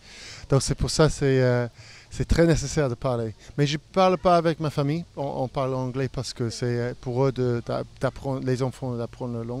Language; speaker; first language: French; non-native, fluent; English